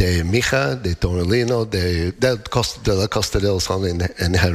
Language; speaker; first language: Spanish; non-native, fluent; English